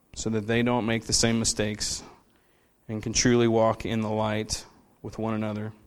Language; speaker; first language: English; native; English